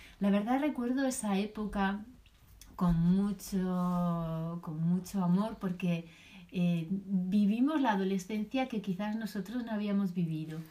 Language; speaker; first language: Spanish; native; Spanish